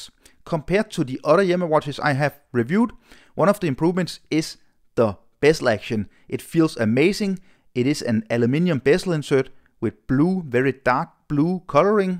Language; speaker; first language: English; non-native, fluent; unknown